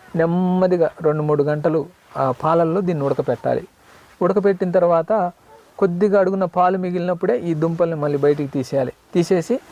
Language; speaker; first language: Telugu; non-native, local second language; Koya